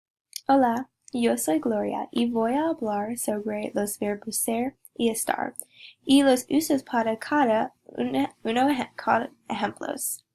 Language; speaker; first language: Spanish; non-native, learner; English